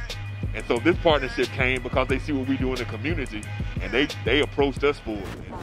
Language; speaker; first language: English; native; English